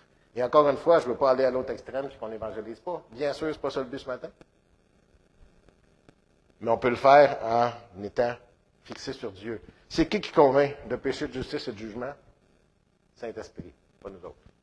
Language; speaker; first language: French; native; French